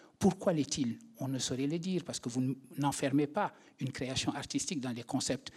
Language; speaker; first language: French; non-native, local second language; Wolof